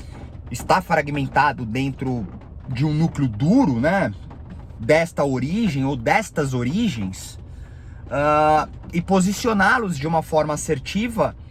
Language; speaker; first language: Portuguese; native; Portuguese